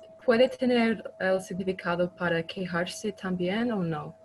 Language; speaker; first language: Spanish; non-native, learner; English